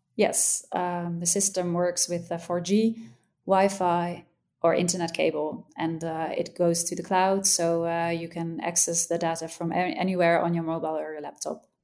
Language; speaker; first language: English; non-native, fluent; Dutch